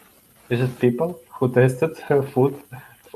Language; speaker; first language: English; non-native, learner; Russian